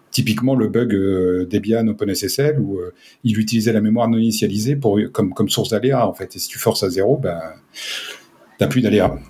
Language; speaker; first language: French; native; French